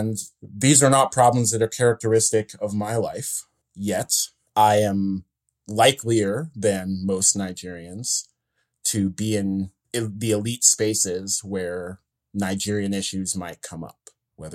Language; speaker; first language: English; native; English